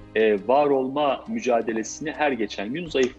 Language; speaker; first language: Turkish; native; Turkish